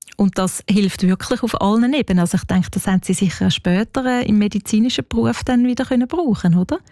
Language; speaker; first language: German; native; German